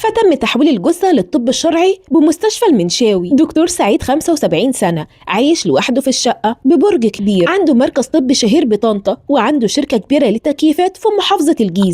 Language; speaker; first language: Arabic; native; Arabic